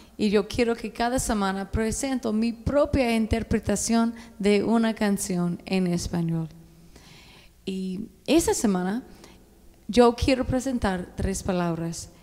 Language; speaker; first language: Spanish; non-native, learner; English